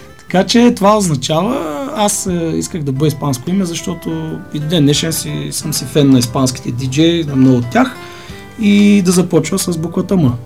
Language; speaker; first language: Bulgarian; native; Bulgarian